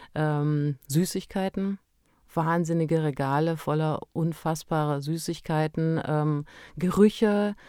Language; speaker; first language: German; early bilingual, other home language; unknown